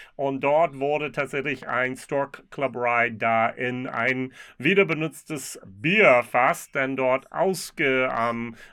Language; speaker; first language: German; non-native, fluent; English